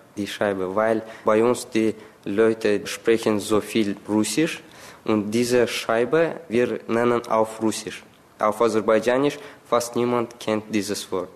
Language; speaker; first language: German; non-native, learner; Azerbaijani